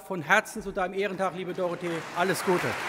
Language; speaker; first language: German; native; German